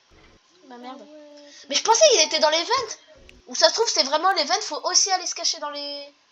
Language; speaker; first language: French; native; French